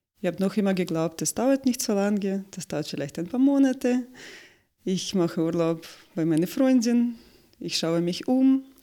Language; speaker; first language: German; non-native, fluent; Russian